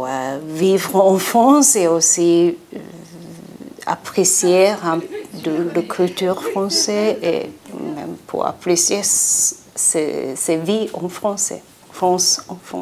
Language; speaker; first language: French; non-native, learner; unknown